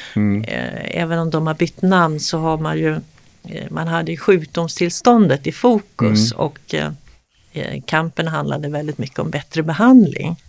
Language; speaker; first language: Swedish; native; Swedish